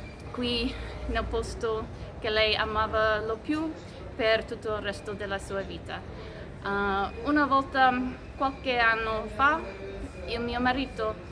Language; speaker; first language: Italian; non-native, fluent; English